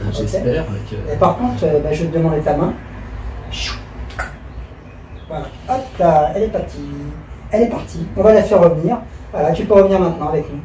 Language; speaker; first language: French; native; French